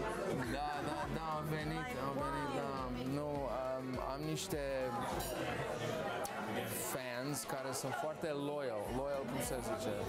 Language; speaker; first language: Romanian; early bilingual, heritage; Romanian